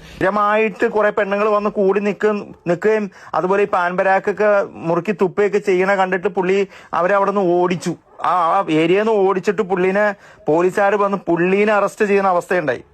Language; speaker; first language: Malayalam; native; Malayalam